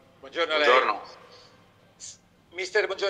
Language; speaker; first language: Italian; native; Italian